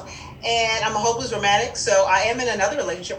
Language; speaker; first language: English; native; English